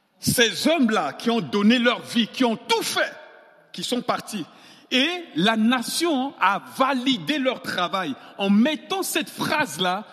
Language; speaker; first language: French; non-native, local second language; Sango